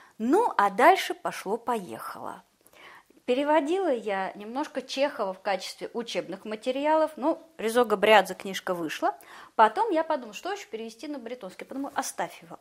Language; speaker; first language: Russian; native; Russian